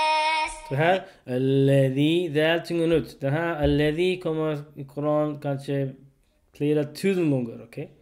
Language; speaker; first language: Swedish; non-native, learner; Urdu